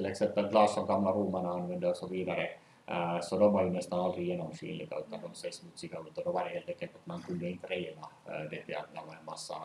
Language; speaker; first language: Swedish; native; Swedish